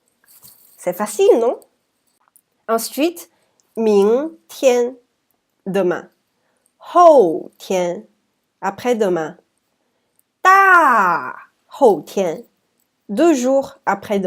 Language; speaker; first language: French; non-native, fluent; Chinese